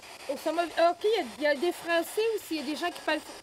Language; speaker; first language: French; native; French